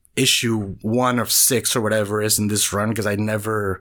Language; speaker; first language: English; non-native, fluent; Spanish